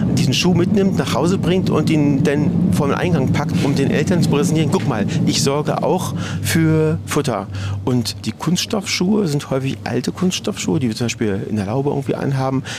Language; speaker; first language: German; native; German